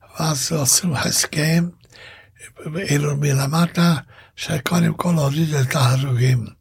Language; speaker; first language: Hebrew; non-native, fluent; Hungarian